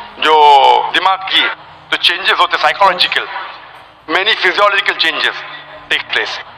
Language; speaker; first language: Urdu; non-native, local second language; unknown